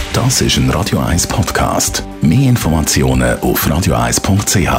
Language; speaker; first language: German; native; German